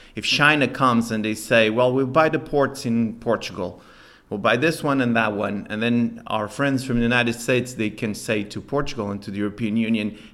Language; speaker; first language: English; non-native, fluent; Spanish